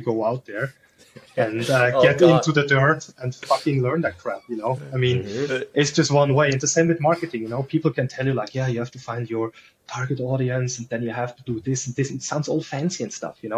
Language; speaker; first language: English; non-native, fluent; German